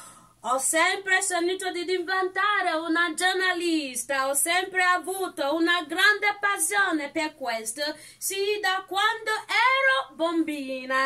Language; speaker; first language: Italian; non-native, learner; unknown